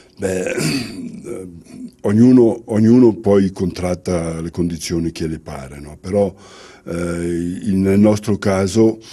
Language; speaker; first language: Italian; native; Italian